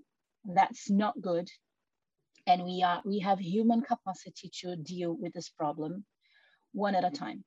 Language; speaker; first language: English; non-native, fluent; Portuguese